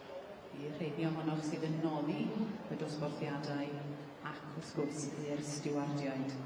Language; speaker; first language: Welsh; native; Welsh